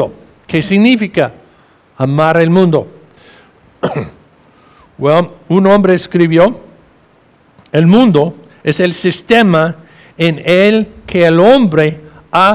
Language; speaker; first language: Spanish; non-native, fluent; English